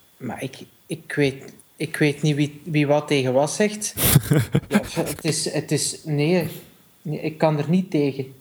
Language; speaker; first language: Dutch; native; Dutch